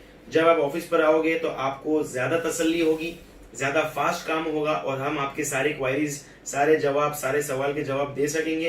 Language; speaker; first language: Hindi; native; Hindi